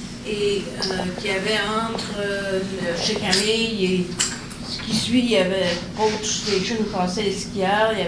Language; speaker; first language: French; native; French